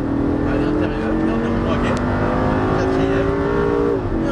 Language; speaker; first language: French; native; French